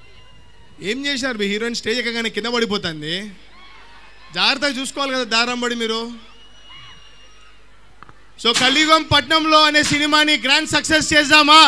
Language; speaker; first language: Telugu; native; Telugu